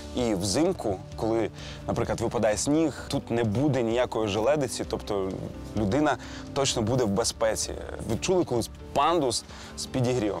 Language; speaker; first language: Ukrainian; native; Ukrainian